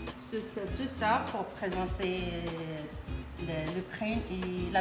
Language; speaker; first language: French; non-native, learner; Arabic